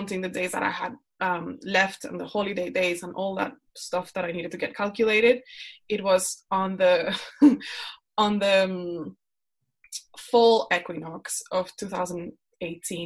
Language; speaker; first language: English; non-native, fluent; Spanish